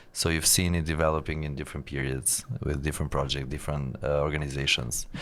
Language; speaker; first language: English; non-native, fluent; Albanian